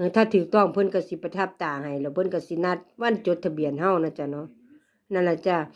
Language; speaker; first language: Thai; native; Thai